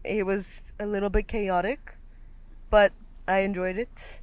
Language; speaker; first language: English; early bilingual, other home language; Spanish